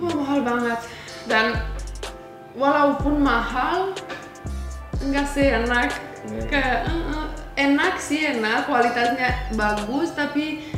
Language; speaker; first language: Indonesian; non-native, fluent; Romanian